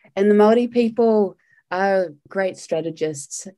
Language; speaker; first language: English; native; English